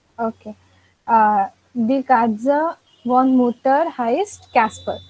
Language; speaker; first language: German; non-native, learner; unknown